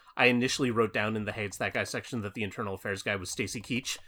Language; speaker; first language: English; native; English